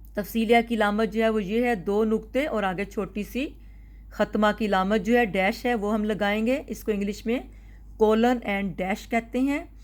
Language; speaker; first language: Urdu; non-native, local second language; Punjabi